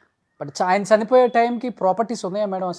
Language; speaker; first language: Telugu; native; Telugu